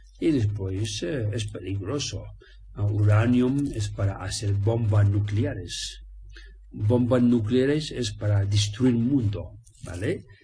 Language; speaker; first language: Spanish; non-native, learner; Tibetan